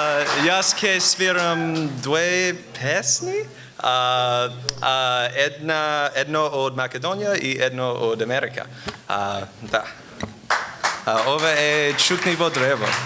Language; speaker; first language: Macedonian; non-native, learner; English